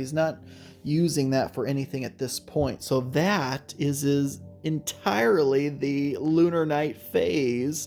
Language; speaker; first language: English; native; English